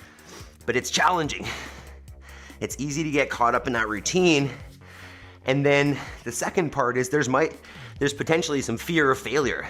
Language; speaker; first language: English; native; English